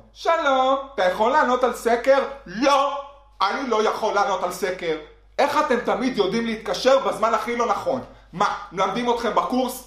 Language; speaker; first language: Hebrew; native; Hebrew